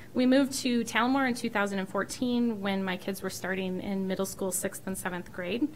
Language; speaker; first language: English; native; English